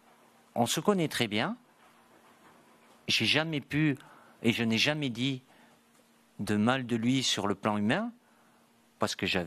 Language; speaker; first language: French; native; French